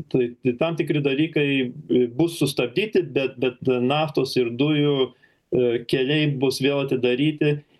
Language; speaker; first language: Lithuanian; early bilingual, heritage; Lithuanian